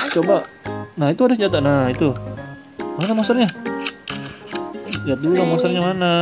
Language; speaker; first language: Indonesian; native; Indonesian